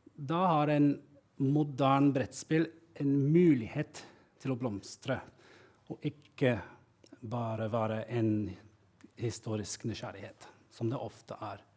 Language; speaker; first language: Norwegian; non-native, fluent; English